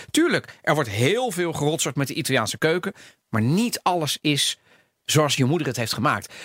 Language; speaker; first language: Dutch; native; Dutch